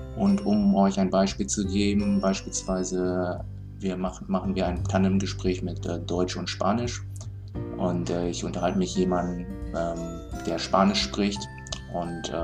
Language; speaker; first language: German; native; German